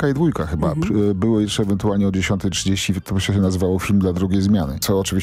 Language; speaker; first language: Polish; native; Polish